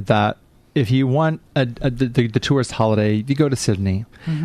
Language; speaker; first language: English; native; English